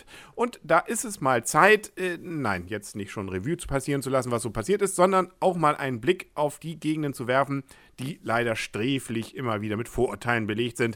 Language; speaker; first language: German; native; German